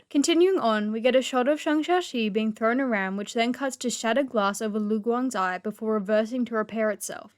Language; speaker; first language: English; native; English